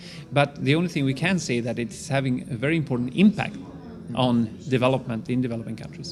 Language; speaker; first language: English; non-native, fluent; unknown